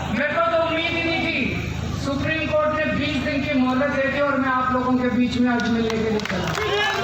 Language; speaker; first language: Hindi; native; Hindi